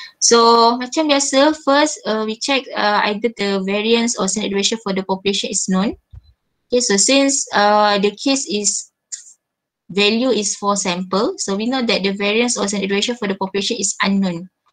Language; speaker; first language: English; non-native, local second language; Malay